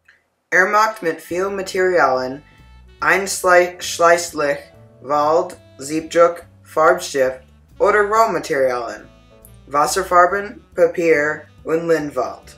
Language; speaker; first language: German; non-native, learner; English